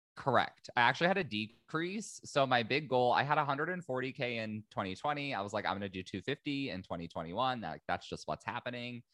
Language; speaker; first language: English; native; English